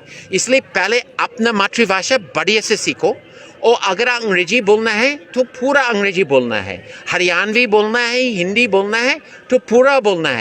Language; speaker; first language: Hindi; non-native, fluent; English